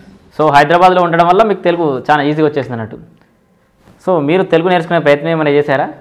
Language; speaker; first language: Telugu; native; Telugu